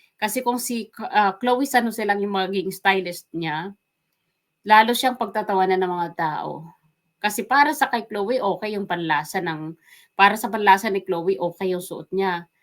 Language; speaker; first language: Filipino; non-native, local second language; Waray